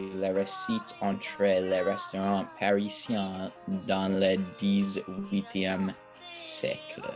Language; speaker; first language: French; non-native, learner; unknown